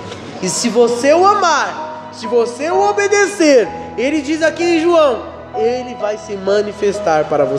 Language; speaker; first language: Portuguese; native; Portuguese